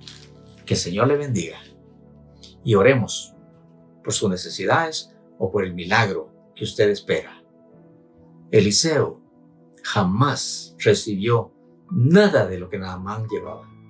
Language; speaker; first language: Spanish; native; Spanish